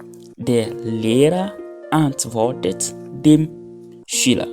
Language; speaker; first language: German; non-native, fluent; French